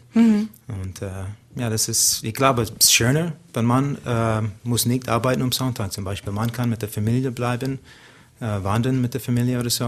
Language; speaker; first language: German; non-native, learner; English